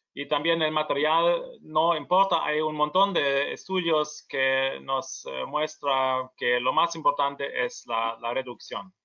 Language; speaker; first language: Spanish; non-native, learner; German